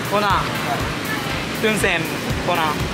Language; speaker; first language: Vietnamese; non-native, learner; Japanese